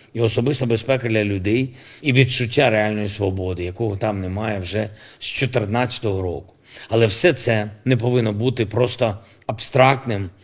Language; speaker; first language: Ukrainian; non-native, local second language; Russian